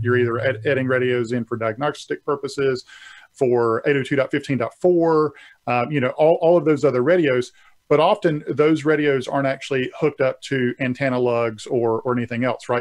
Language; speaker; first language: English; native; English